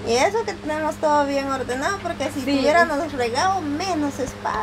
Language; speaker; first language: Spanish; native; Spanish